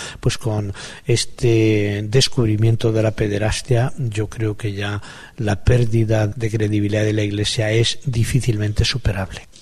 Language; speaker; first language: Spanish; native; Spanish